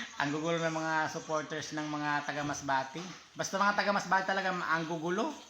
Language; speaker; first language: Filipino; non-native, local second language; Masbatenyo